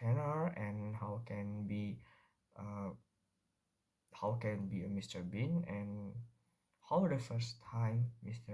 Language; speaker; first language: English; non-native, learner; Indonesian